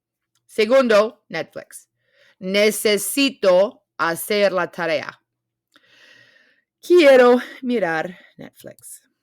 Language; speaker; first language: Spanish; non-native, fluent; English